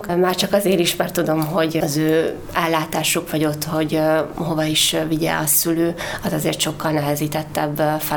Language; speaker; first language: Hungarian; native; Hungarian